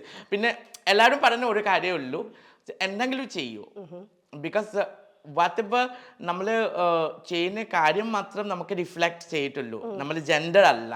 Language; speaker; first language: Malayalam; non-native, fluent; Assamese